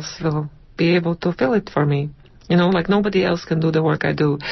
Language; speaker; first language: English; non-native, fluent; Latvian